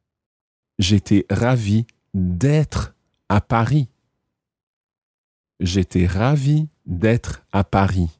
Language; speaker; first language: French; non-native, fluent; English